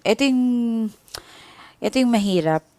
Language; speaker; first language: Filipino; native; Filipino